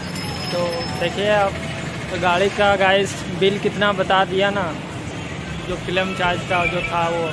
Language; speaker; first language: Hindi; native; Hindi